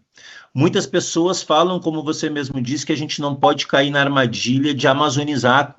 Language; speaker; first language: Portuguese; native; Portuguese